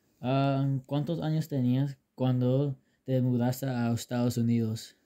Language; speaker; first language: Spanish; early bilingual, heritage; English